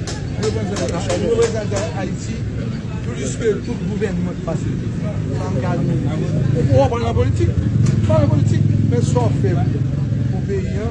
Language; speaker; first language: French; non-native, local second language; Haitian Creole